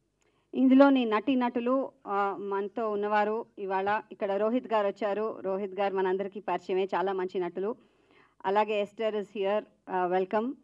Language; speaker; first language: Telugu; native; Telugu